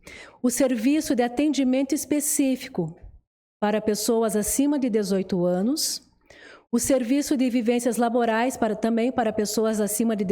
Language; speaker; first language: Portuguese; native; Portuguese